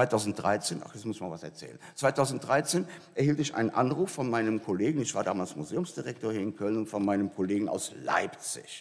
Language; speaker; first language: German; native; German